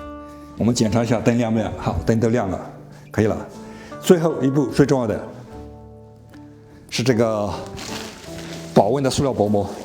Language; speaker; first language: Chinese; native; Chinese